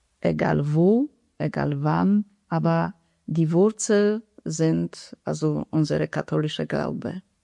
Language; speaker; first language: German; non-native, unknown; Polish